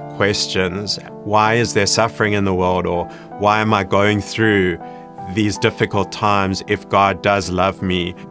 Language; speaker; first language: English; native; English